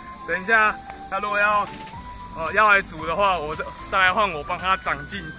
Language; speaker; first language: Chinese; native; Chinese